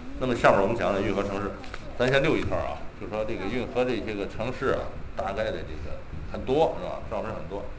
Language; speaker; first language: Chinese; native; Chinese